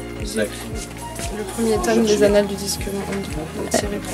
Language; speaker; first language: French; native; French